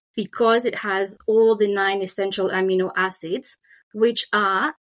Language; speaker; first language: English; non-native, fluent; French